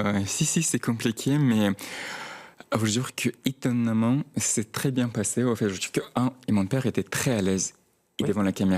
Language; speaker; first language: French; non-native, fluent; Chechen